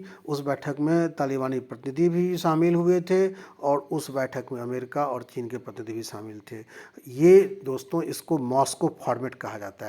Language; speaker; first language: Hindi; native; Hindi